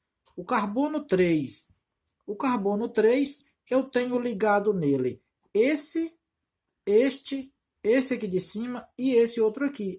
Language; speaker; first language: Portuguese; native; Portuguese